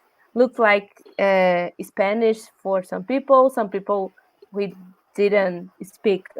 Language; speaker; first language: English; non-native, learner; Portuguese